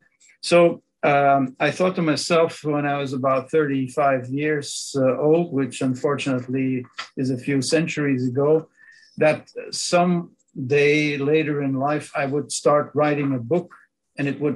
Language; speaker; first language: English; non-native, fluent; Dutch